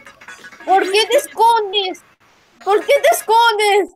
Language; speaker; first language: Spanish; native; Spanish